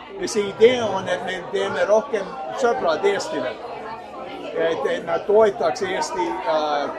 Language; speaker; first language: Estonian; non-native, learner; Finnish